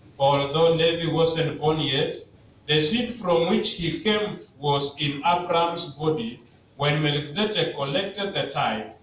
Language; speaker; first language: English; non-native, local second language; Swahili